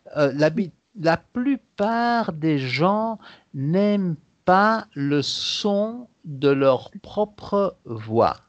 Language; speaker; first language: French; native; French